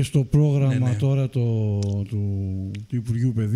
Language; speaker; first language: Greek; native; Greek